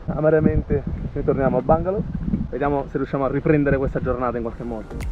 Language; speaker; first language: Italian; native; Italian